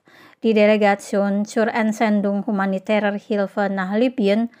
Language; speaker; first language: German; non-native, fluent; Indonesian